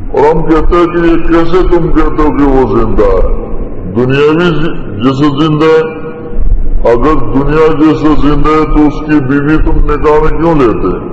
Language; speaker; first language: Urdu; non-native, local second language; Pashto